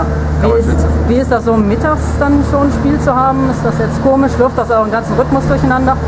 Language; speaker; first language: German; native; German